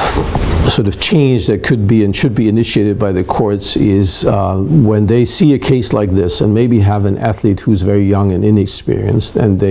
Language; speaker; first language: English; non-native, fluent; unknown